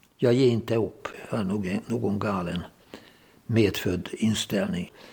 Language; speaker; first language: Swedish; non-native, fluent; Hungarian